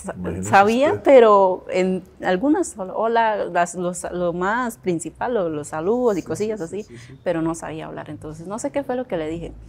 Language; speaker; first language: Spanish; non-native, local second language; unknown